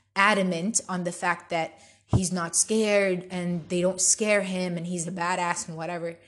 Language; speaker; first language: English; early bilingual, other home language; Arabic